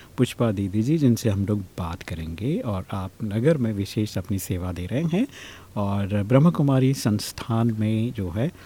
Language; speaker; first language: Hindi; native; Hindi